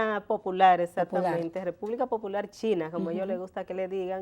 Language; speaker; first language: Spanish; native; Spanish